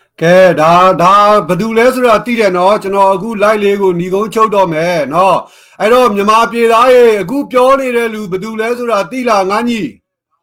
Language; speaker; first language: Burmese; native; Burmese